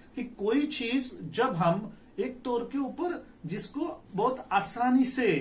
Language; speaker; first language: Hindi; non-native, local second language; Marathi